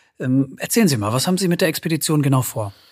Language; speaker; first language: German; native; German